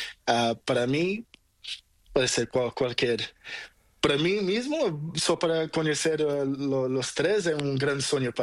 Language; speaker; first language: Spanish; non-native, learner; Portuguese